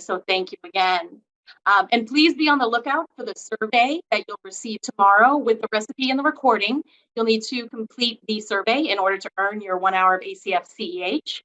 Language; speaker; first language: English; native; English